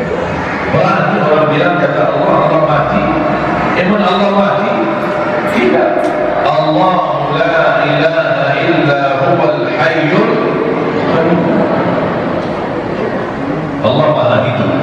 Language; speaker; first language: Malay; non-native, fluent; Arabic